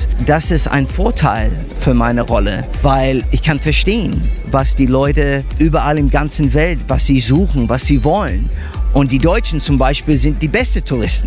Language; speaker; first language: German; non-native, fluent; English